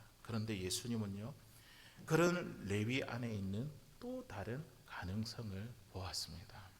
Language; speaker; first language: Korean; native; Korean